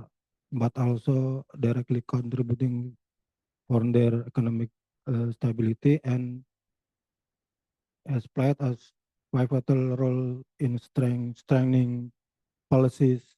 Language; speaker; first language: English; non-native, learner; Indonesian